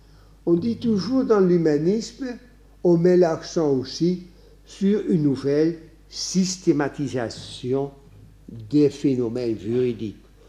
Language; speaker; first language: French; non-native, fluent; Dutch